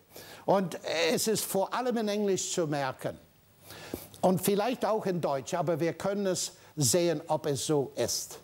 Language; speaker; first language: German; non-native, fluent; English